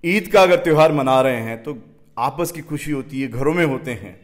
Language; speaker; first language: Hindi; native; Hindi